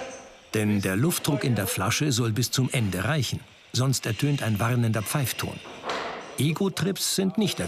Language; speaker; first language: German; native; German